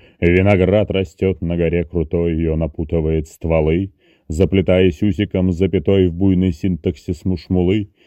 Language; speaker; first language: Russian; native; Russian